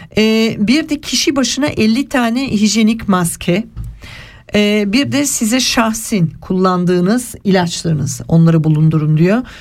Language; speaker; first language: Turkish; early bilingual, heritage; Turkish